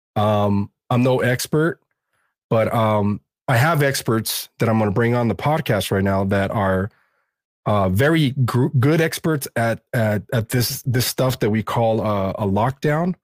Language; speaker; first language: English; early bilingual, other home language; Spanish